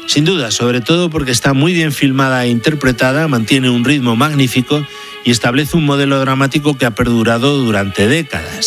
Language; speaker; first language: Spanish; native; Spanish